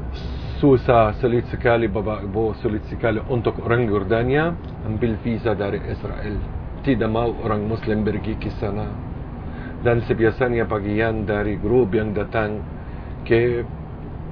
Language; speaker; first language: Indonesian; non-native, fluent; Arabic